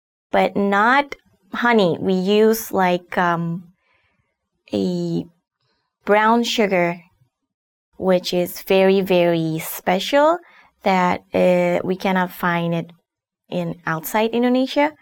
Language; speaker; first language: English; non-native, fluent; Indonesian